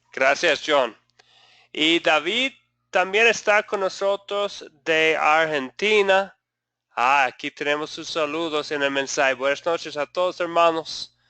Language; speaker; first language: Spanish; non-native, fluent; English